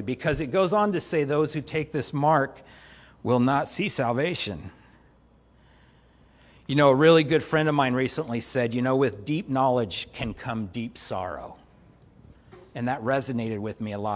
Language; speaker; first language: English; native; English